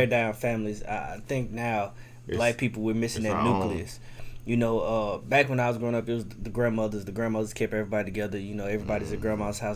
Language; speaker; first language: English; native; English